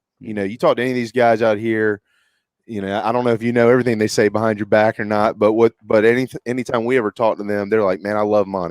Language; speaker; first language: English; native; English